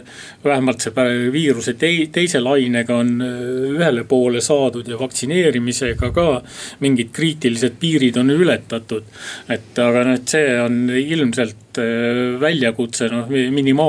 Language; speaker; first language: Estonian; native; Estonian